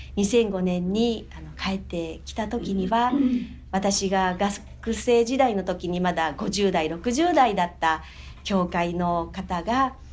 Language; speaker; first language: Japanese; native; Japanese